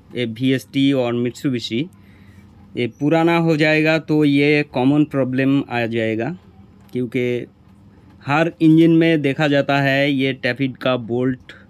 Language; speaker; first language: Hindi; non-native, local second language; Bangla